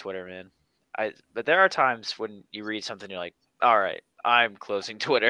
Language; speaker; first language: English; native; English